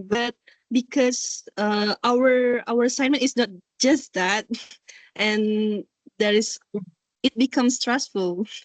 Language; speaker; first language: English; non-native, learner; Indonesian